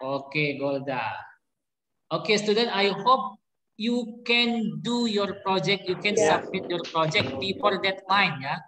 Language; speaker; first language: English; non-native, learner; Indonesian